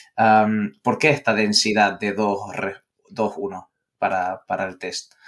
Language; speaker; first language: Spanish; native; Spanish